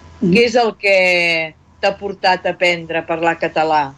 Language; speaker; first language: Catalan; native; Catalan